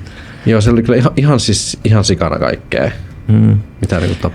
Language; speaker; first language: Finnish; native; Finnish